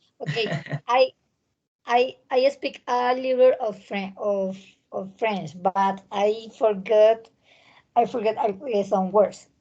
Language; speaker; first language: English; non-native, learner; Spanish